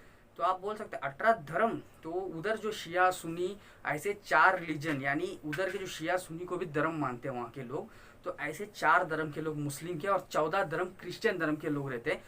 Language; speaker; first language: Hindi; non-native, local second language; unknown